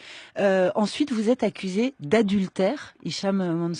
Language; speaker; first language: French; native; French